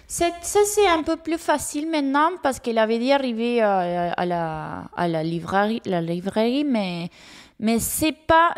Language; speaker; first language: French; non-native, fluent; Spanish